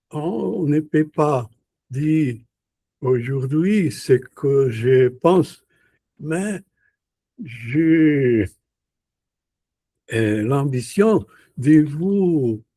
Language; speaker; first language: French; non-native, learner; Portuguese